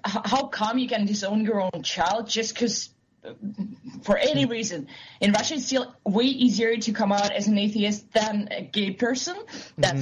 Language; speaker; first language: English; non-native, fluent; Russian